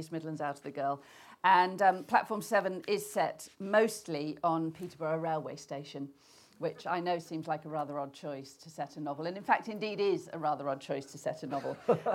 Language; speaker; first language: English; native; English